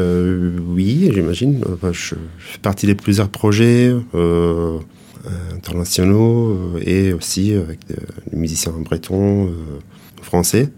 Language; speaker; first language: French; non-native, fluent; Italian